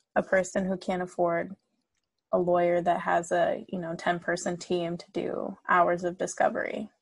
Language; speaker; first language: English; native; English